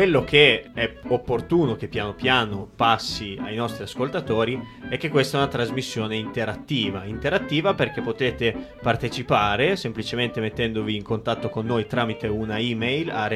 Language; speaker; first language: Italian; native; Italian